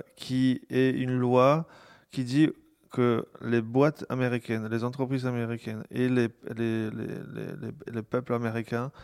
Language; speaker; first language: French; non-native, fluent; Polish